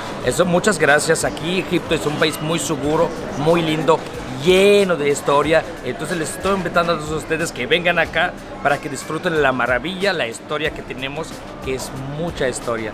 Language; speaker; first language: Spanish; non-native, fluent; Arabic